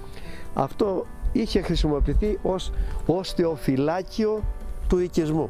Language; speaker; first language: Greek; native; Greek